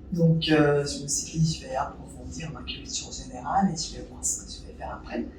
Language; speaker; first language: French; non-native, fluent; Japanese